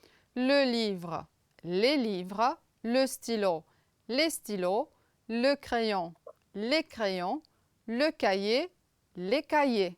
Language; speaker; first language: French; non-native, fluent; Romanian